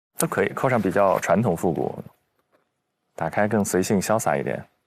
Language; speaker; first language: Chinese; native; Chinese